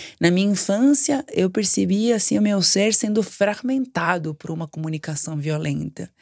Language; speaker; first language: Portuguese; non-native, fluent; Spanish